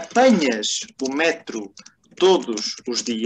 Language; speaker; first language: Portuguese; non-native, fluent; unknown